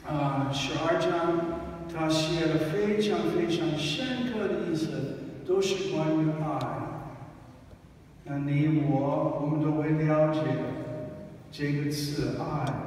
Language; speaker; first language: Chinese; non-native, fluent; English